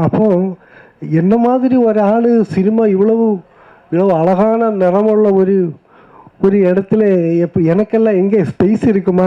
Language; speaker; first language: Tamil; non-native, learner; Malayalam